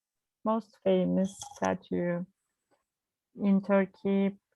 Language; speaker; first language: English; non-native, learner; Turkish